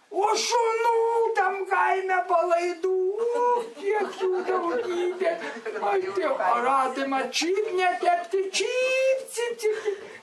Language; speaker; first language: Lithuanian; native; Lithuanian